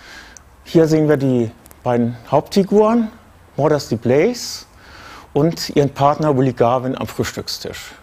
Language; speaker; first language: German; native; German